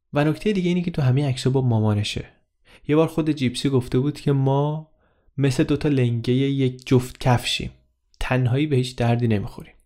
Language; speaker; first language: Persian; native; Persian